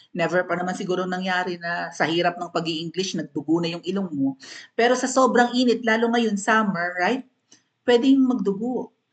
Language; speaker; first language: Filipino; non-native, local second language; Cebuano